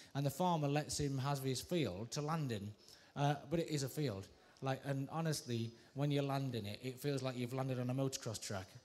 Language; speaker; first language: English; native; English